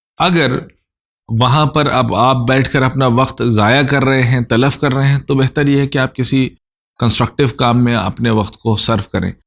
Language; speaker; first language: Urdu; native; Urdu